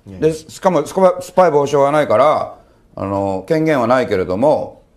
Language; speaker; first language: Japanese; native; Japanese